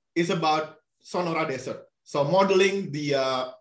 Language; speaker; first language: English; non-native, fluent; Indonesian